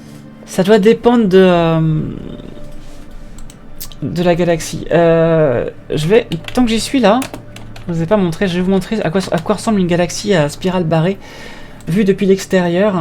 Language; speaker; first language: French; native; French